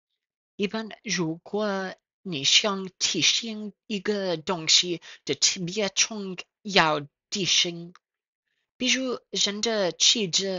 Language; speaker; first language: Chinese; non-native, learner; English